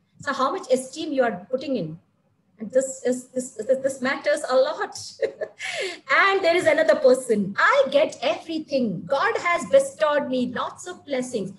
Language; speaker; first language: English; non-native, local second language; Malayalam